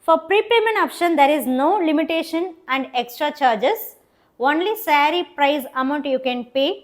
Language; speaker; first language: English; non-native, local second language; Tamil